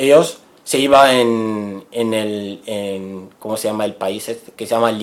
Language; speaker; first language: Spanish; non-native, learner; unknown